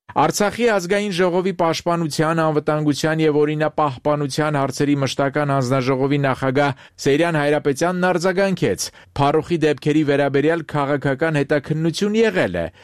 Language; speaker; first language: Armenian; native; Armenian